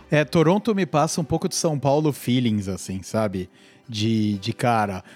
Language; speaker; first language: Portuguese; native; Portuguese